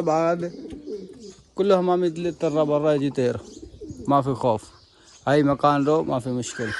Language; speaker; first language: Arabic; non-native, learner; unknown